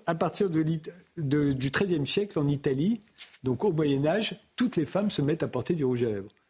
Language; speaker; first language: French; native; French